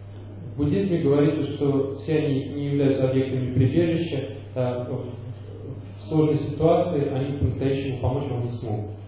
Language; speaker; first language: Russian; native; Russian